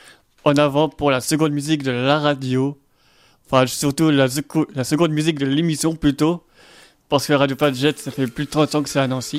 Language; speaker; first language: French; native; French